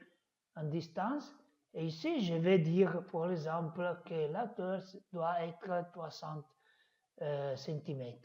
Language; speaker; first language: French; non-native, fluent; Italian